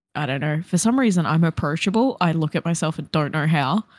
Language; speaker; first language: English; native; English